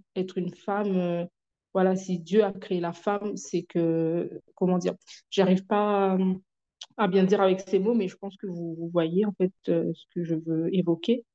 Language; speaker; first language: French; native; French